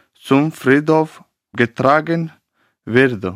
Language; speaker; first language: German; non-native, fluent; Persian